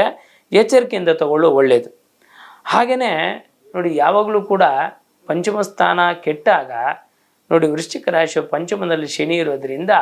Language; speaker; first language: Kannada; native; Kannada